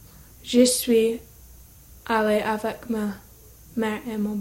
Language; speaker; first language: French; non-native, learner; English